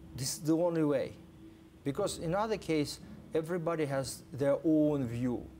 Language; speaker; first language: English; non-native, fluent; Ukrainian